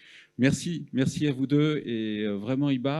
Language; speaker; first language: French; native; French